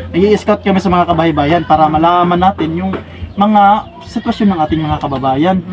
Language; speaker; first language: Filipino; non-native, local second language; Cebuano